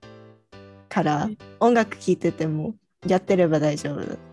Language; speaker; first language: Japanese; early bilingual, heritage; Japanese